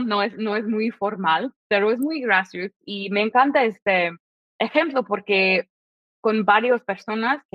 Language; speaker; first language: Spanish; non-native, fluent; English